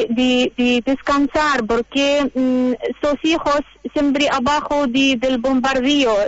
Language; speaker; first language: Spanish; non-native, learner; Arabic